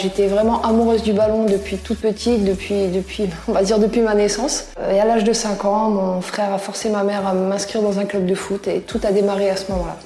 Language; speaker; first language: French; native; French